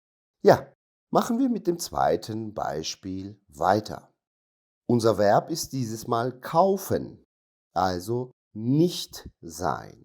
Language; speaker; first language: German; non-native, fluent; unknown